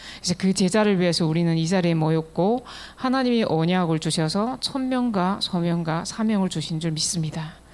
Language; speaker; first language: Korean; native; Korean